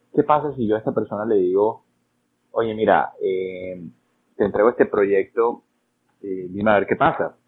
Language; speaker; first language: Spanish; native; Spanish